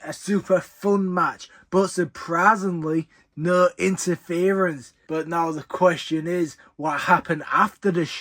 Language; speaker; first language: English; native; English